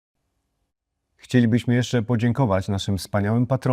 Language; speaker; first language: Polish; native; Polish